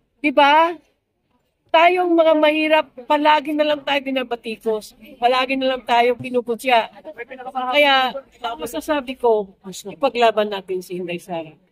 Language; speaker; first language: Filipino; non-native, local second language; Cebuano